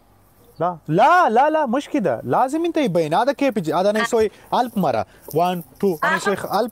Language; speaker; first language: Arabic; non-native, learner; Pashto